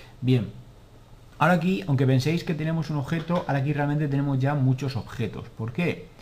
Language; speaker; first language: Spanish; native; Spanish